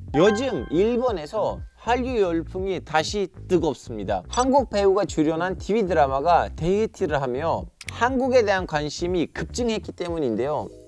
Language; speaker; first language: Korean; non-native, fluent; Turkish